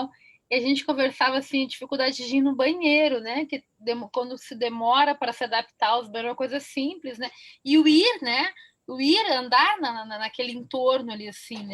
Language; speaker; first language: Portuguese; native; Portuguese